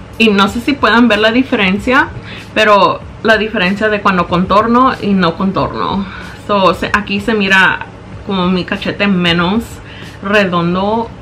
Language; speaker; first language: Spanish; early bilingual, heritage; Spanish